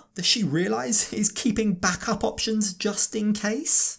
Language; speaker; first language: English; native; English